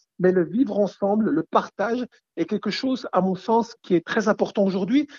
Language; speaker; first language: French; native; French